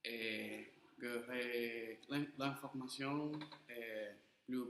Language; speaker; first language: French; non-native, learner; Spanish